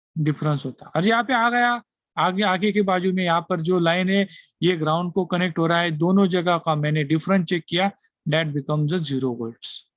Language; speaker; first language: Hindi; non-native, local second language; Marathi